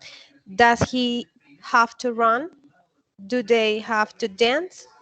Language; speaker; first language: English; non-native, learner; Spanish